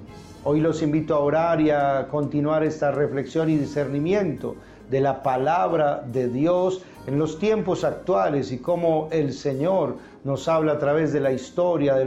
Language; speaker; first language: Spanish; native; Spanish